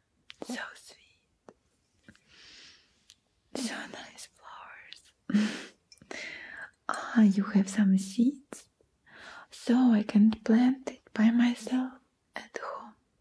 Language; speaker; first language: English; non-native, learner; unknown